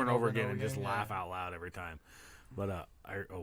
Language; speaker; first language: English; native; English